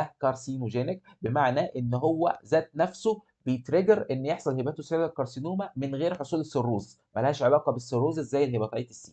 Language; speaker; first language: Arabic; native; Arabic